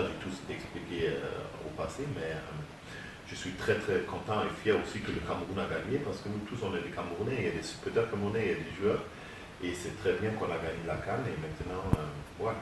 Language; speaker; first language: French; non-native, fluent; German